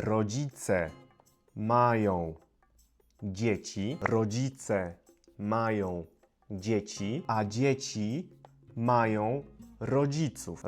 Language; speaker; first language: Polish; native; Polish